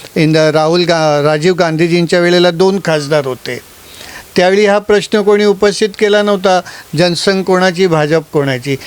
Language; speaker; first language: Marathi; non-native, local second language; Gujarati